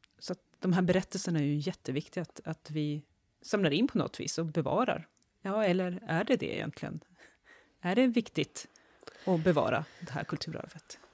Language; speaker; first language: Swedish; native; Swedish